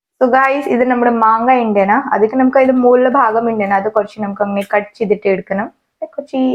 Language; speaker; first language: Malayalam; non-native, learner; Hindi